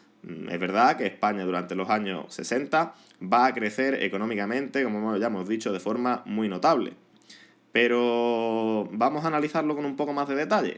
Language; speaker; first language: Spanish; native; Spanish